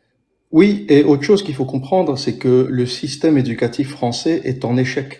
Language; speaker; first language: French; native; French